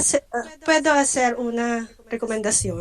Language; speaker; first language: Spanish; non-native, learner; Filipino